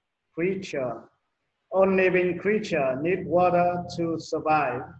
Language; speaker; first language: English; non-native, learner; Vietnamese